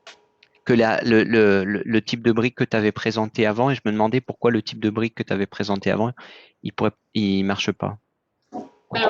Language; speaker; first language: French; native; French